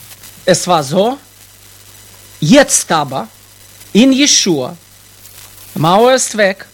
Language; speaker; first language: German; non-native, fluent; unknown